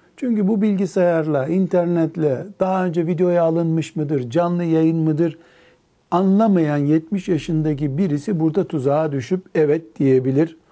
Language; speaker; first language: Turkish; native; Turkish